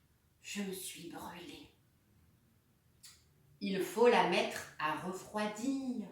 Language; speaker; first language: French; native; French